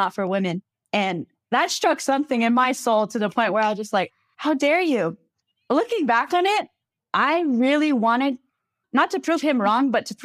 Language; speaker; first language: English; native; English